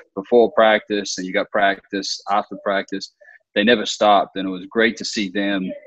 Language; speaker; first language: English; native; English